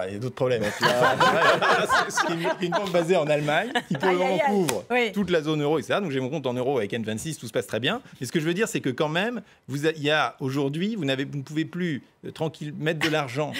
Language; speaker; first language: French; native; French